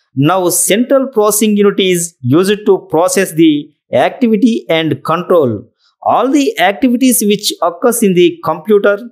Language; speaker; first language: English; non-native, local second language; Telugu